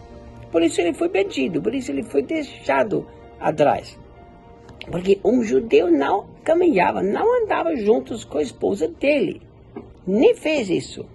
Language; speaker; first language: Portuguese; non-native, fluent; German